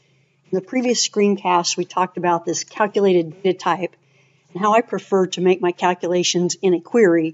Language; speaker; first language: English; native; English